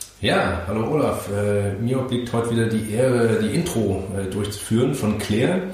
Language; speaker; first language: German; native; German